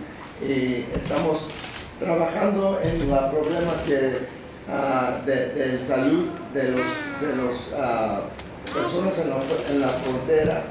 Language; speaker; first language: Spanish; non-native, learner; English